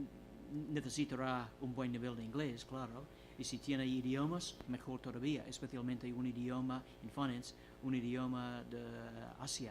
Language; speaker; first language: Spanish; non-native, fluent; English